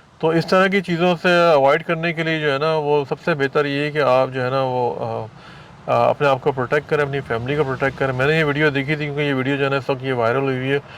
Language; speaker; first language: Urdu; native; Urdu